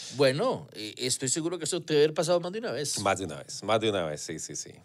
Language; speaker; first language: Spanish; native; Spanish